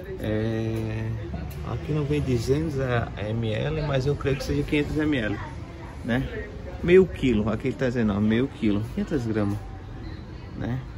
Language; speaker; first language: Portuguese; native; Portuguese